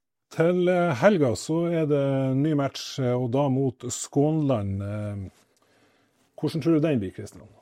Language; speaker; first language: Norwegian; native; Norwegian